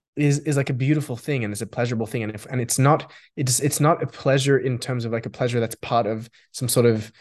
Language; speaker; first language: English; non-native, local second language; Yiddish